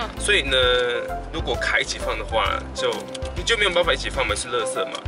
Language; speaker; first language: Chinese; native; Chinese